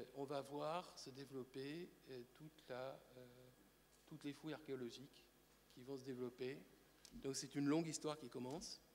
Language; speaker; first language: French; native; French